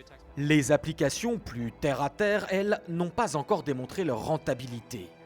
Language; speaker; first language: French; native; French